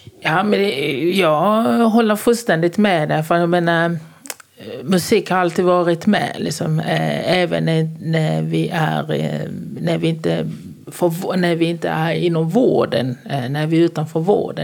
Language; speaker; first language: Swedish; native; Swedish